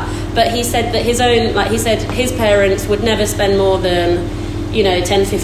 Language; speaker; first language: English; native; English